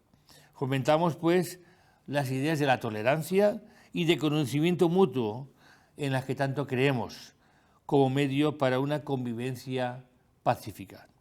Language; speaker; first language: Spanish; native; Spanish